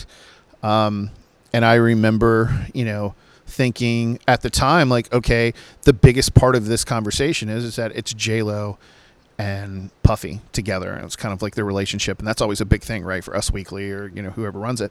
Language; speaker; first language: English; native; English